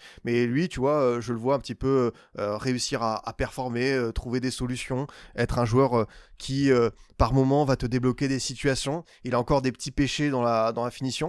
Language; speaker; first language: French; native; French